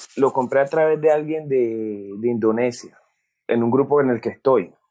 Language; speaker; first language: Spanish; native; Spanish